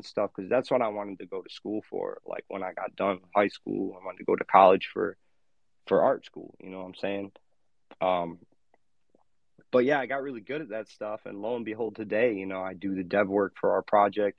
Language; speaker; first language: English; native; English